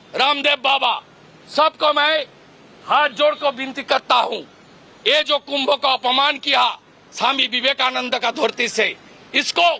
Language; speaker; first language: Hindi; non-native, local second language; Bangla